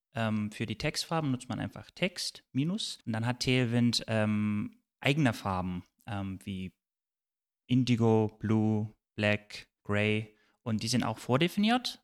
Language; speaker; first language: German; non-native, fluent; Turkish